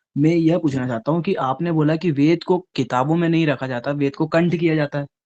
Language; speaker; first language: Hindi; native; Hindi